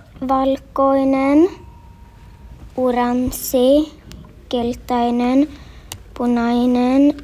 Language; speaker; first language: Finnish; early bilingual, heritage; Finnish